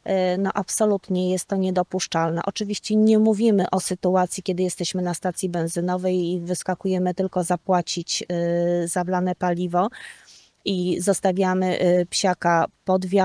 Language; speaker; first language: Polish; native; Polish